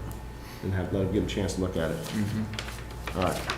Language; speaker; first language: English; native; English